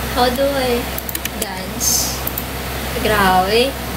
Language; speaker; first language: English; non-native, local second language; Filipino